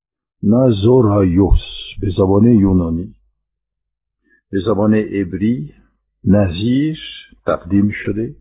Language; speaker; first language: Persian; non-native, fluent; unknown